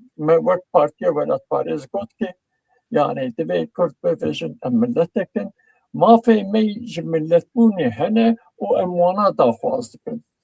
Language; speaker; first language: Kurdish; native; Kurdish